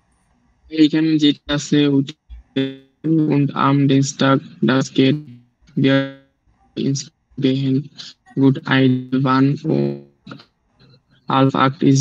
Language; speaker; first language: German; non-native, learner; Bangla